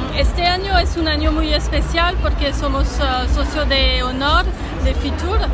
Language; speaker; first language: Spanish; non-native, fluent; French